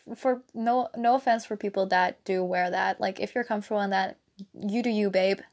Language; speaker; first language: English; non-native, fluent; Dutch